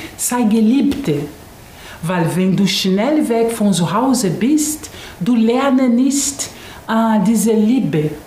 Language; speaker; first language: German; non-native, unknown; Portuguese